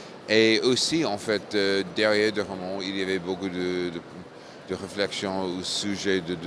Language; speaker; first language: French; non-native, fluent; English